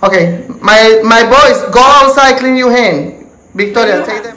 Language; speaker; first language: English; non-native, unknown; Spanish